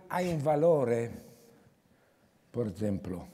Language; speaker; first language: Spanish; non-native, learner; Italian